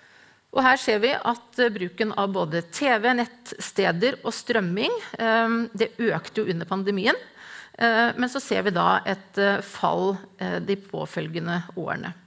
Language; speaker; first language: Norwegian; native; Norwegian